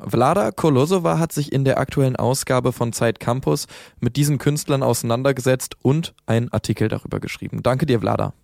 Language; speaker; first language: German; native; German